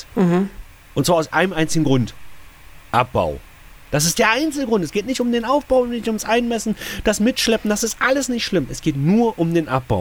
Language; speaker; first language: German; native; German